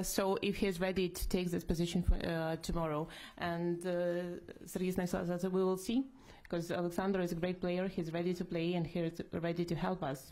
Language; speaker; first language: English; non-native, fluent; Ukrainian